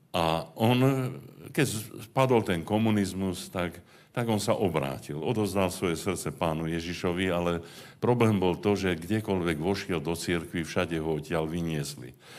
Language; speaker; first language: Slovak; native; Slovak